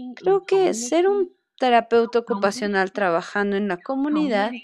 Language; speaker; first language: Spanish; non-native, fluent; Chinese